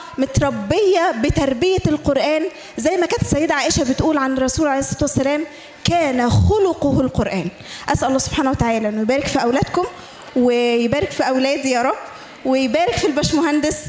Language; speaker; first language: Arabic; native; Arabic